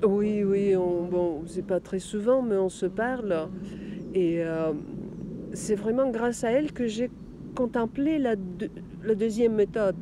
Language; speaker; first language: French; non-native, fluent; Russian